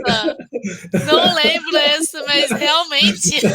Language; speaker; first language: Portuguese; non-native, fluent; Chinese